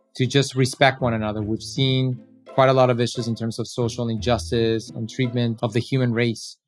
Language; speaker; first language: English; early bilingual, other home language; Spanish